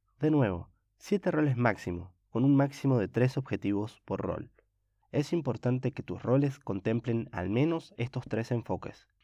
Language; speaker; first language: Spanish; native; Spanish